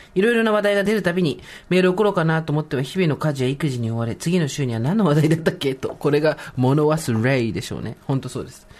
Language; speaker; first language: Japanese; native; Japanese